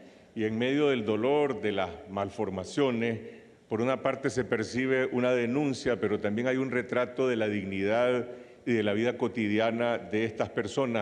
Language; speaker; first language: Spanish; native; Spanish